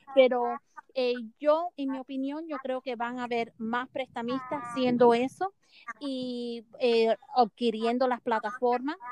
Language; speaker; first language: Spanish; early bilingual, heritage; Spanish